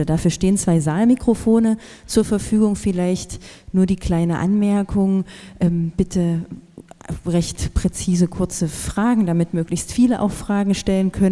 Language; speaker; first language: German; native; German